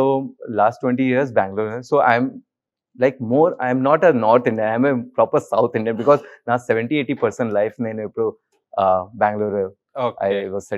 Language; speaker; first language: Telugu; non-native, learner; Hindi